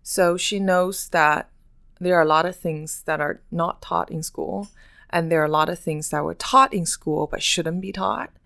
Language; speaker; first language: English; non-native, fluent; Chinese